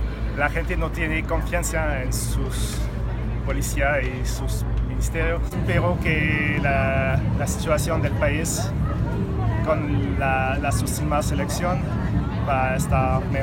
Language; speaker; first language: Spanish; non-native, learner; French